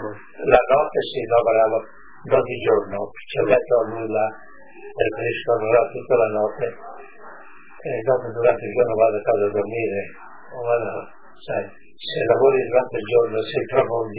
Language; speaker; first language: Italian; non-native, local second language; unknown